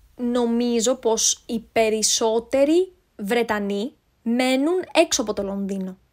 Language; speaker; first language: Greek; native; Greek